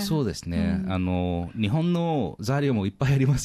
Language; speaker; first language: Japanese; non-native, learner; English